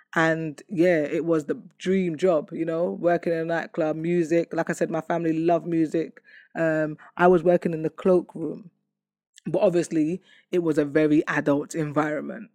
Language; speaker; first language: English; native; English